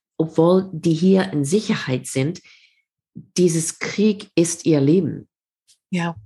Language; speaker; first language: German; non-native, fluent; English